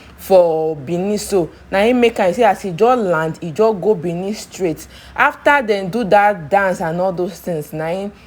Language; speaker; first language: Nigerian Pidgin; non-native, local second language; Igbo